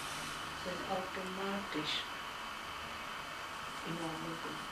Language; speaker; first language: German; non-native, fluent; Gujarati